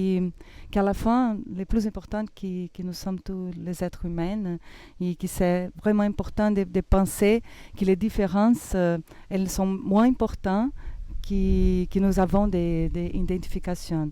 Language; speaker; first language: French; non-native, fluent; Portuguese